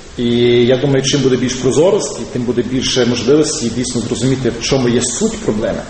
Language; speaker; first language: Ukrainian; early bilingual, heritage; Ukrainian